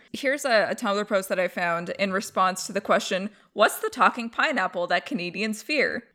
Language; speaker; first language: English; native; English